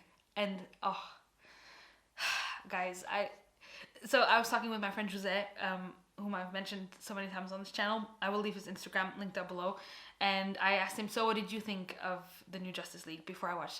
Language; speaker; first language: English; non-native, fluent; Portuguese